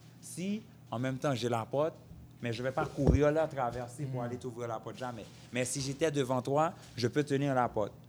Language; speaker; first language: French; non-native, local second language; Haitian Creole